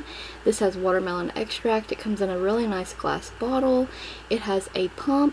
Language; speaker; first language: English; native; English